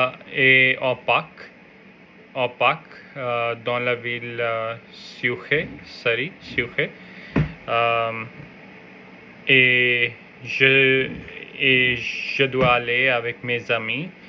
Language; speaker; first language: French; non-native, learner; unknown